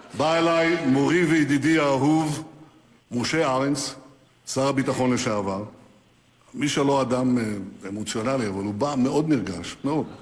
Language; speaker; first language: Hebrew; native; Hebrew